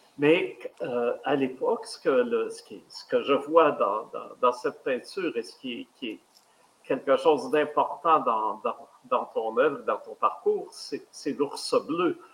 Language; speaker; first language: French; native; French